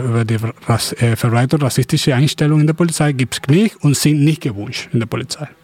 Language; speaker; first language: German; non-native, fluent; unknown